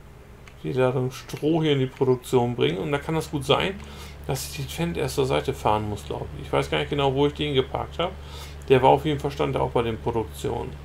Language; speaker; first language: German; native; German